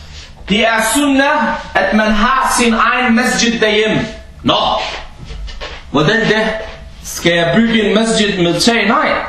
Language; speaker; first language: Danish; early bilingual, other home language; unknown